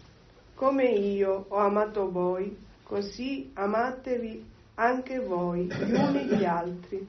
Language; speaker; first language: Italian; native; Italian